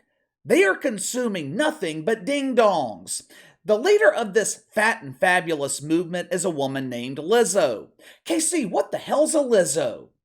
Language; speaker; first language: English; native; English